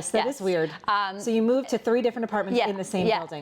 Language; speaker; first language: English; native; English